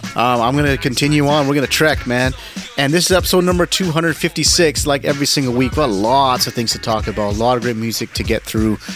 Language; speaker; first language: English; early bilingual, other home language; Punjabi